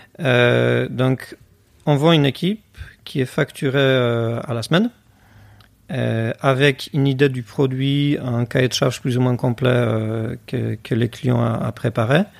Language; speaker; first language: French; non-native, fluent; Polish